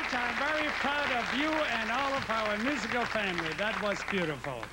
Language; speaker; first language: English; native; English